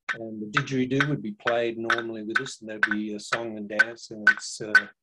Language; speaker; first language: English; native; English